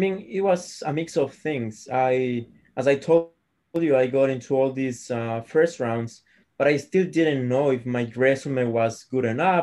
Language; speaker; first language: English; non-native, fluent; Spanish